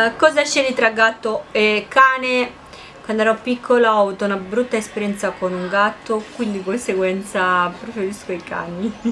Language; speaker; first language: Italian; non-native, fluent; Romanian